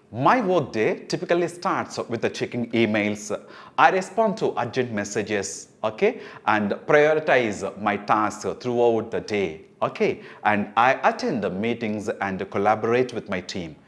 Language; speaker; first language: English; non-native, local second language; Telugu